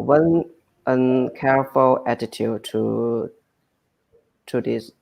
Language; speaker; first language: English; non-native, learner; Chinese